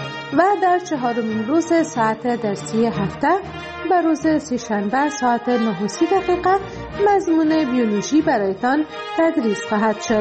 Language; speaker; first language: Persian; native; Persian